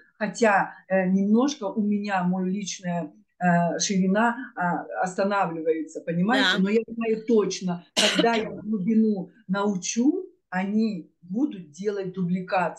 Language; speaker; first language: Russian; native; Russian